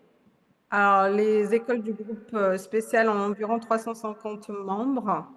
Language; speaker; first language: French; non-native, fluent; Portuguese